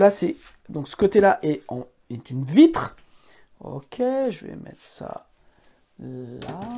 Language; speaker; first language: French; native; French